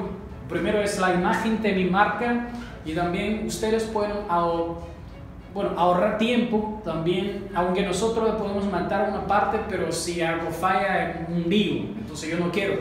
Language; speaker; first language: Spanish; non-native, learner; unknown